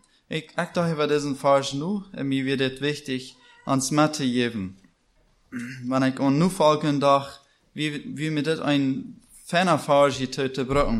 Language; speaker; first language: German; non-native, learner; Plautdietsch